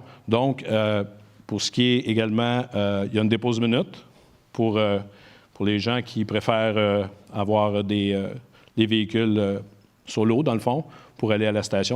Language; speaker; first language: French; native; French